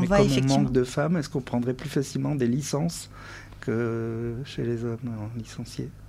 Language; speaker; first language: French; native; French